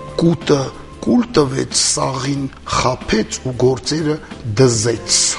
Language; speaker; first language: Armenian; early bilingual, heritage; Armenian